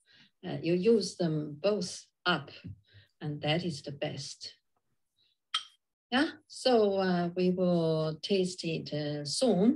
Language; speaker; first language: English; non-native, fluent; Chinese